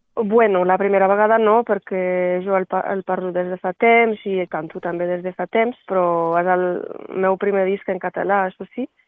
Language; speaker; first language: Catalan; non-native, local second language; French